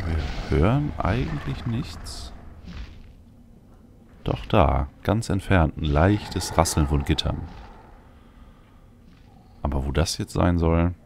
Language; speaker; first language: German; native; German